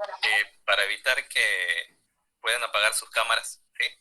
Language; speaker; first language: Spanish; native; Spanish